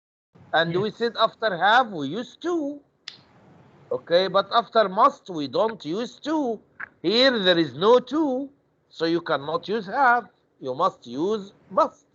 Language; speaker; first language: English; non-native, fluent; Arabic